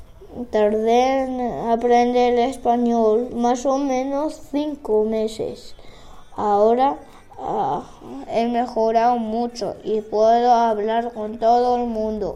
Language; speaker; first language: Spanish; early bilingual, other home language; Arabic